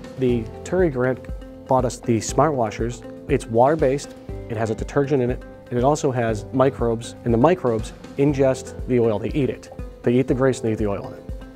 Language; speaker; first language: English; native; English